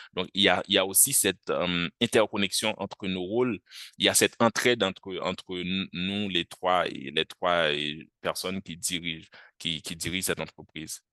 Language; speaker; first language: French; non-native, local second language; Haitian Creole